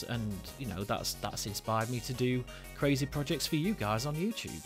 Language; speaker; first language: English; native; English